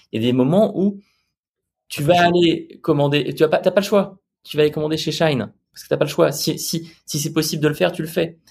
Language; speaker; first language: French; native; French